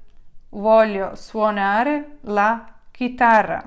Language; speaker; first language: Italian; non-native, fluent; Ukrainian